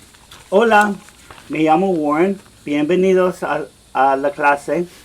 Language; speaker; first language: Spanish; non-native, fluent; English